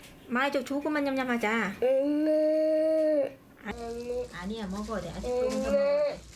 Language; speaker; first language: Korean; non-native, learner; Vietnamese